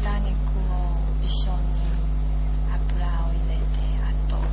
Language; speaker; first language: Japanese; non-native, learner; Chinese